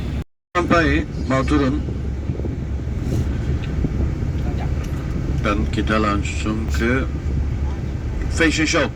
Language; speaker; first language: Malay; non-native, fluent; Turkish